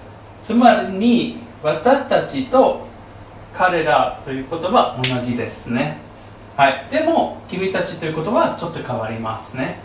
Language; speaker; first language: Japanese; non-native, fluent; German